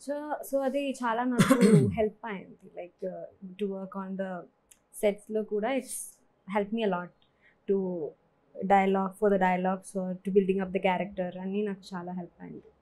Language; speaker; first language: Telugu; non-native, learner; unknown